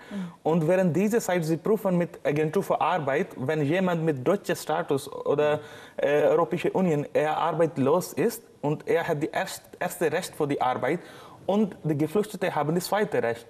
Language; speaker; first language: German; non-native, learner; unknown